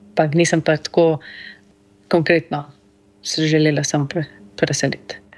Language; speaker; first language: Slovenian; early bilingual, heritage; Slovenian